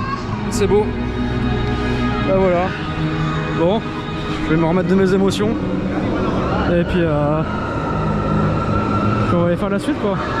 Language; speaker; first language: French; native; French